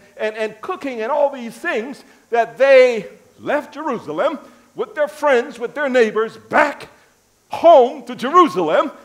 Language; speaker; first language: English; native; English